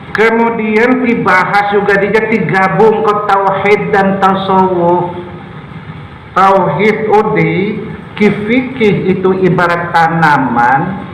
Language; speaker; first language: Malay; non-native, local second language; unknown